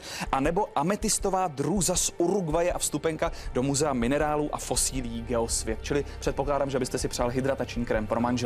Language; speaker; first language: Czech; native; Czech